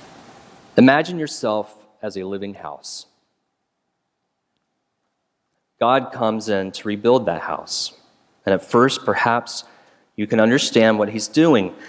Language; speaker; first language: English; native; English